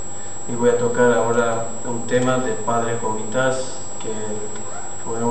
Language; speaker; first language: Spanish; non-native, fluent; Armenian